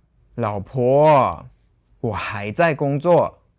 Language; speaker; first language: Chinese; non-native, fluent; German